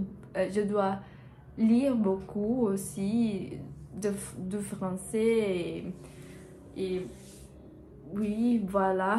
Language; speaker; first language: French; non-native, learner; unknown